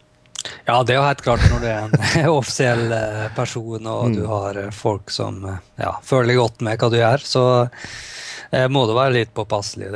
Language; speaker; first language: Norwegian; native; Norwegian